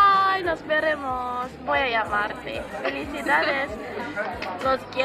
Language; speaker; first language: Spanish; non-native, learner; Korean